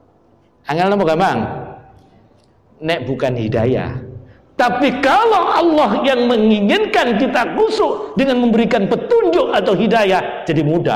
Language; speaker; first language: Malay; non-native, local second language; Javanese